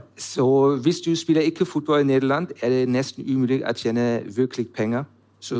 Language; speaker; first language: Norwegian; non-native, learner; German